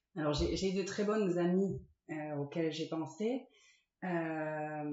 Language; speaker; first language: French; native; French